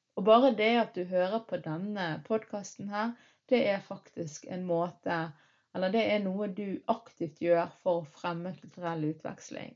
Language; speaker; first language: Norwegian; early bilingual, other home language; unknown